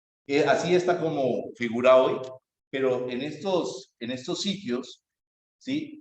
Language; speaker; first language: Spanish; native; Spanish